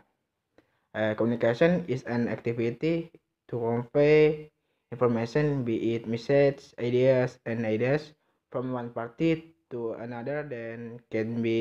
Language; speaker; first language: English; non-native, learner; Indonesian